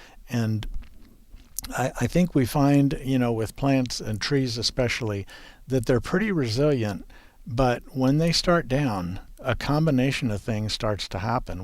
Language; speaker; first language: English; native; English